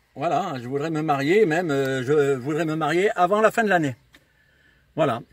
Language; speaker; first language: French; native; French